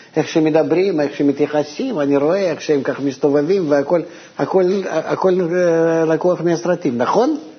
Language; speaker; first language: Hebrew; non-native, fluent; Russian